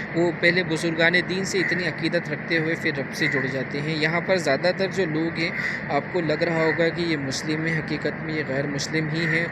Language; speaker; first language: Urdu; native; Urdu